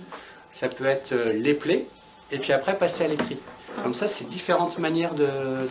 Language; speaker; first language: French; native; French